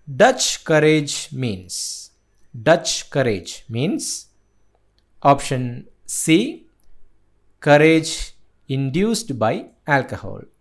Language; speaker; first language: English; non-native, local second language; Malayalam